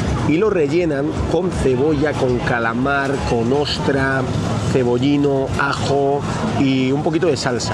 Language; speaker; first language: Spanish; native; Spanish